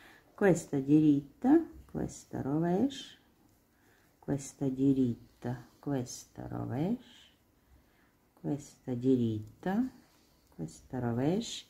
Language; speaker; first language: Italian; non-native, learner; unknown